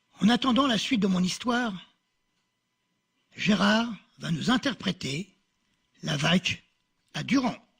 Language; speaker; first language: French; native; French